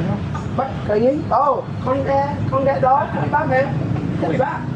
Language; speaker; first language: Vietnamese; non-native, fluent; English